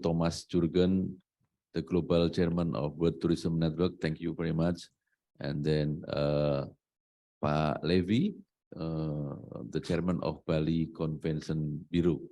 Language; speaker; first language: English; non-native, learner; Indonesian